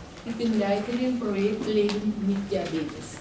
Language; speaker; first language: German; non-native, learner; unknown